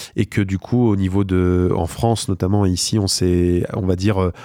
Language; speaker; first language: French; native; French